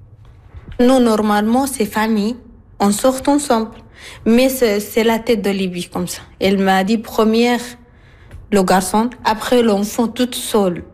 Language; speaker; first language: French; non-native, learner; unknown